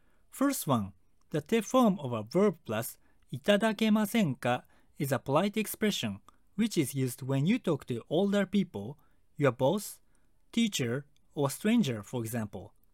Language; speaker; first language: English; non-native, fluent; Japanese